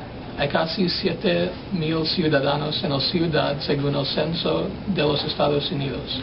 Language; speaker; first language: Spanish; non-native, learner; English